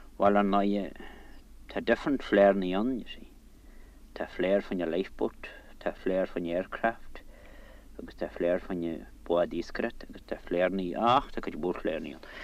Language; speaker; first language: Irish; native; Irish